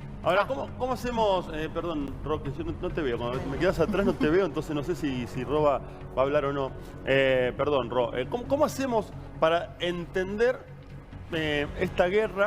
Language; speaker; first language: Spanish; native; Spanish